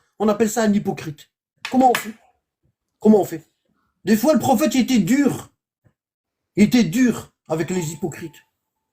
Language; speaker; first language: French; native; French